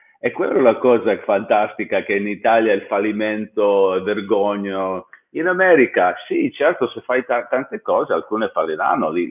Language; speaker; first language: Italian; early bilingual, heritage; English